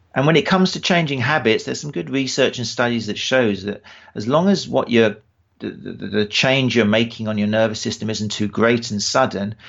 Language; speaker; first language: English; native; English